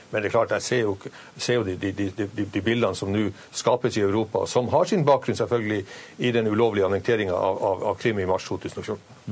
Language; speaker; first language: Norwegian; native; Norwegian